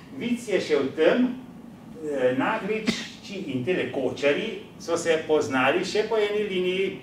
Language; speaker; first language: Slovenian; native; Slovenian